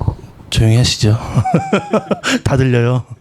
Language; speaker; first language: Korean; native; Korean